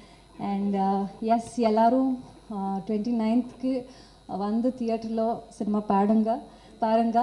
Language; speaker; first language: Tamil; non-native, learner; Kannada